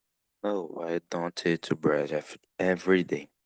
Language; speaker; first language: English; non-native, learner; Portuguese